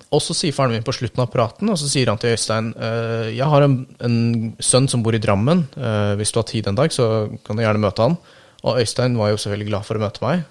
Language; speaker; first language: Norwegian; early bilingual, other home language; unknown